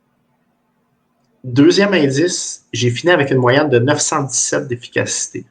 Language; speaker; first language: French; native; French